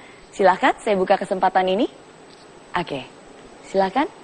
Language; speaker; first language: Indonesian; native; Indonesian